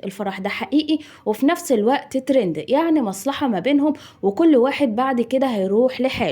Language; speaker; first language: Arabic; native; Arabic